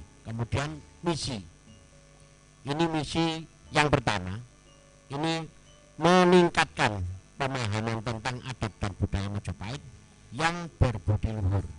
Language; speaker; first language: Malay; non-native, local second language; Javanese